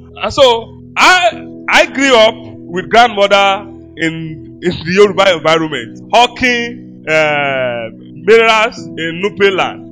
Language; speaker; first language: English; non-native, local second language; Yoruba